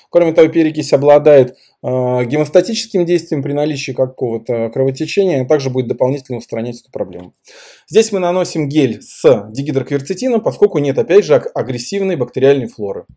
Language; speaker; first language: Russian; native; Russian